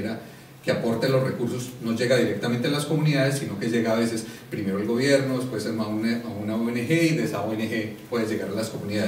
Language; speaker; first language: Spanish; native; Spanish